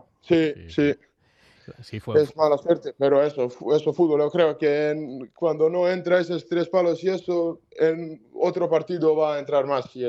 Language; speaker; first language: Spanish; non-native, learner; Serbian